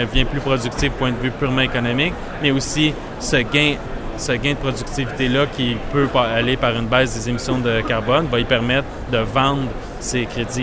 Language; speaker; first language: French; native; French